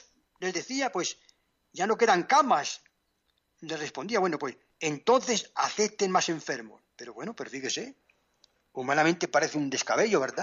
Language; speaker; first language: Spanish; native; Spanish